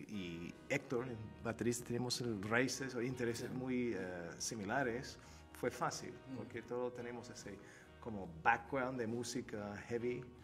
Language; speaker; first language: Spanish; non-native, fluent; Turkish